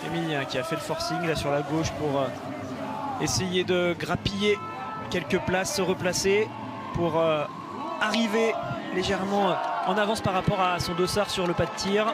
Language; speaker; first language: French; native; French